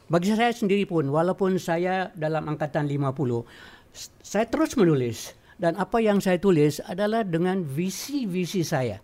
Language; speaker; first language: Malay; native; Malay